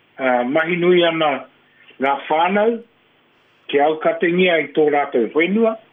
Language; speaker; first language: Māori; non-native, local second language; English